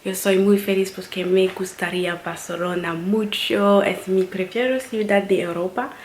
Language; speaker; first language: Spanish; non-native, learner; French